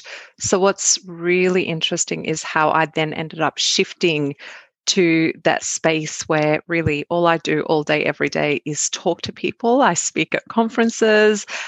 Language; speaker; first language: English; non-native, fluent; Arabic